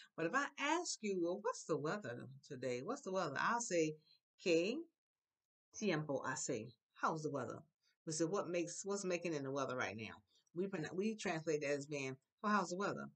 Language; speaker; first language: English; native; English